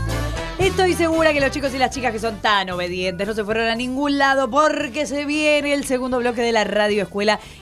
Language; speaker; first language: Spanish; native; Spanish